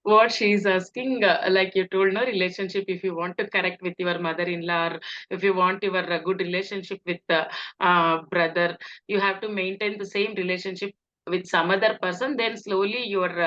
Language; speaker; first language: English; non-native, local second language; Kannada